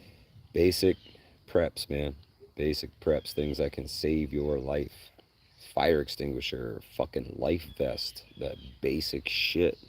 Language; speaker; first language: English; native; English